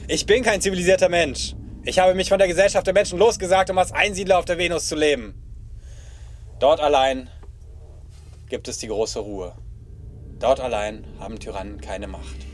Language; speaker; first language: German; native; German